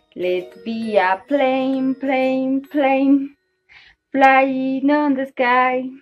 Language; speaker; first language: English; non-native, fluent; Spanish